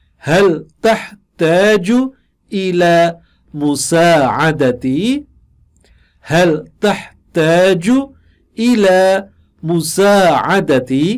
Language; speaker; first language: Arabic; non-native, fluent; Indonesian